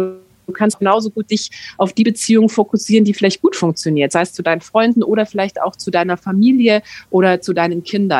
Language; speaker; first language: German; native; German